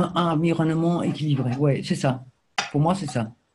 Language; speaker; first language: French; native; French